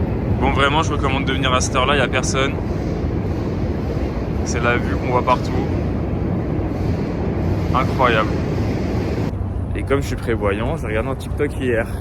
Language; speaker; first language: French; native; French